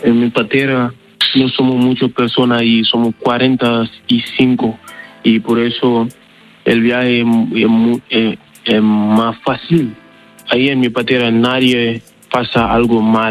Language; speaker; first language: Spanish; non-native, learner; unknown